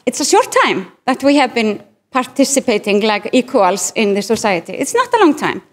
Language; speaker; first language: English; non-native, fluent; Icelandic